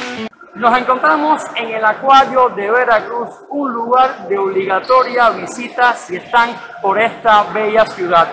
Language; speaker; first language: Spanish; native; Spanish